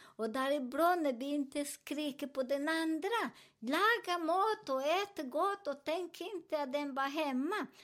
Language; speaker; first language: Swedish; non-native, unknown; Spanish